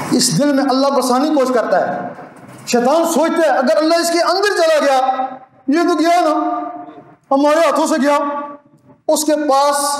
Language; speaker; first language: Urdu; non-native, local second language; Punjabi